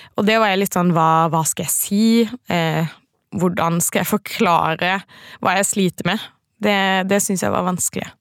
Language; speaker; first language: Norwegian; native; Norwegian